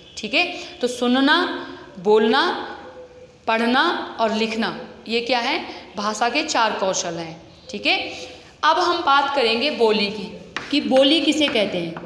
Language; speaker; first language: Hindi; native; Hindi